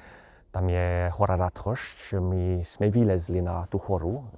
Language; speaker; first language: Czech; non-native, fluent; Hungarian